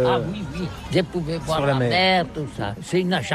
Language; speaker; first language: French; non-native, learner; Catalan